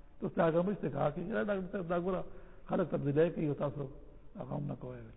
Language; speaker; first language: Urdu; non-native, local second language; Pashto